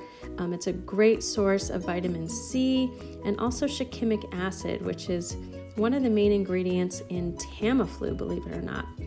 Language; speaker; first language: English; native; English